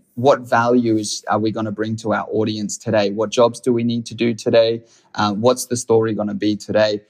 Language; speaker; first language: English; native; English